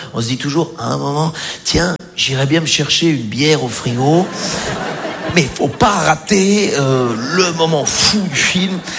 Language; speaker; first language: French; native; French